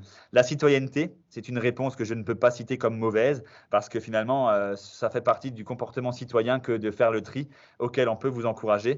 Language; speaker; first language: French; native; French